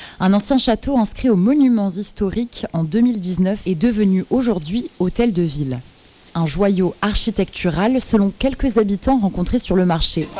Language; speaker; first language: French; native; French